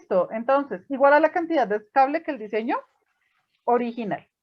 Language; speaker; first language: Spanish; native; Spanish